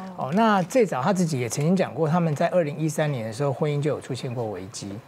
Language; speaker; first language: Chinese; native; Chinese